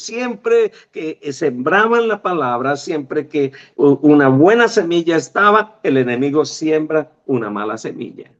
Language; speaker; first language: Spanish; native; Spanish